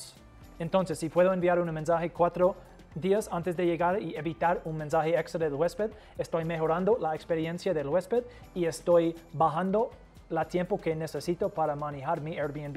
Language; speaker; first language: Spanish; non-native, fluent; English